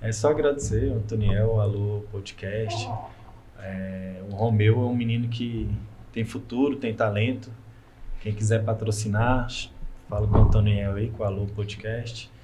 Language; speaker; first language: Portuguese; native; Portuguese